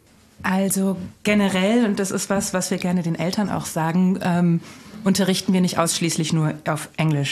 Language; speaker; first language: German; native; German